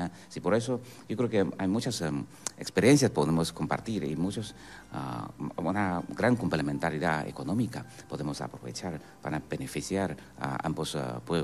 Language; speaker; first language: Spanish; non-native, fluent; Chinese